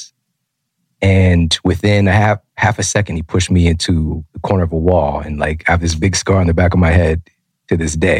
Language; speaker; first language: English; native; English